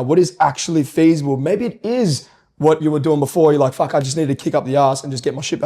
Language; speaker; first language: English; native; English